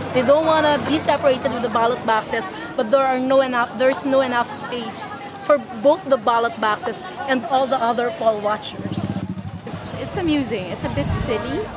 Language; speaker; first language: English; non-native, local second language; Filipino